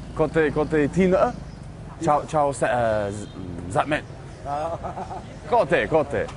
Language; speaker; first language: Vietnamese; non-native, learner; English